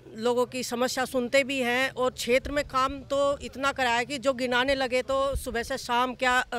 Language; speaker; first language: Hindi; native; Hindi